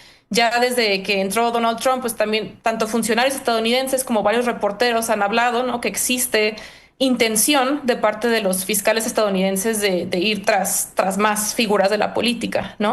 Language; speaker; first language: Spanish; native; Spanish